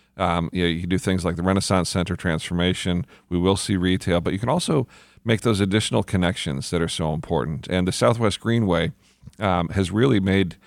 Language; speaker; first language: English; native; English